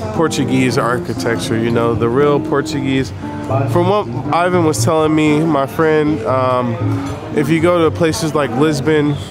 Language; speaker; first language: English; native; English